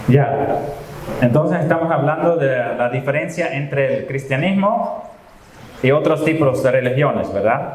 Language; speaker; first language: Spanish; non-native, fluent; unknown